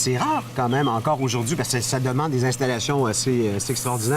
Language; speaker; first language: French; native; French